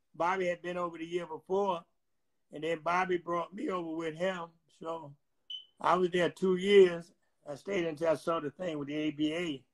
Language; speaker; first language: English; native; English